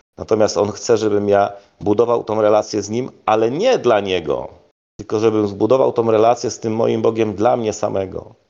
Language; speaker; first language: Polish; native; Polish